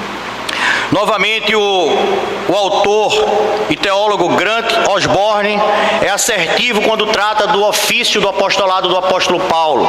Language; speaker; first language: Portuguese; native; Portuguese